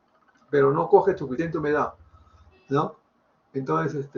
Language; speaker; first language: Spanish; native; Spanish